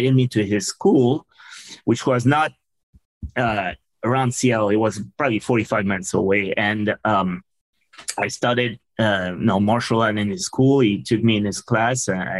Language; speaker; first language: English; non-native, fluent; French